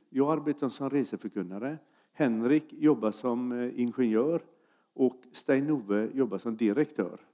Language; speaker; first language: Swedish; native; Swedish